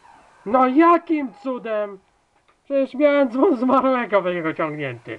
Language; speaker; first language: Polish; native; Polish